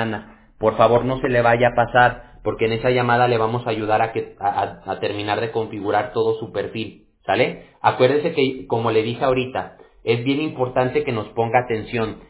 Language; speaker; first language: Spanish; native; Spanish